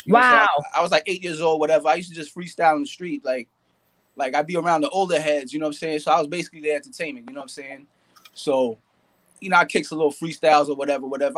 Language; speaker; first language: English; native; English